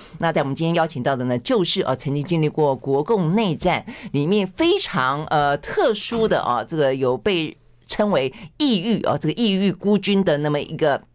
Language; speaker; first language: Chinese; native; Chinese